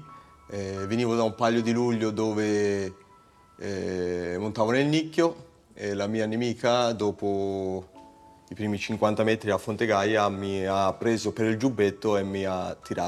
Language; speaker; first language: Italian; native; Italian